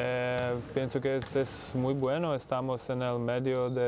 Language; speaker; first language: Spanish; non-native, learner; Czech